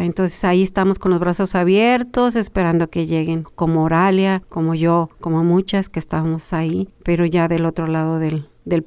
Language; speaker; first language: Spanish; native; Spanish